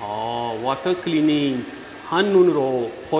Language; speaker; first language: Korean; non-native, learner; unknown